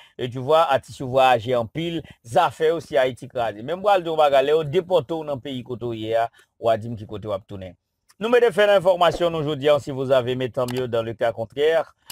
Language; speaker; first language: French; non-native, local second language; Haitian Creole